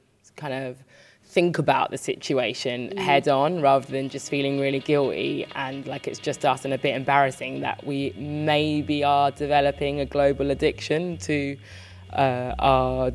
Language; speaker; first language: English; native; English